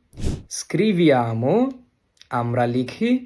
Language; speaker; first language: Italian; non-native, learner; Bangla